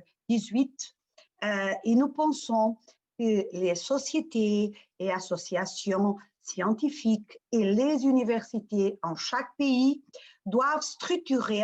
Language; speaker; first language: French; non-native, fluent; Portuguese